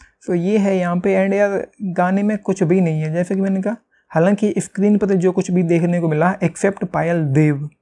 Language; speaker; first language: Hindi; native; Hindi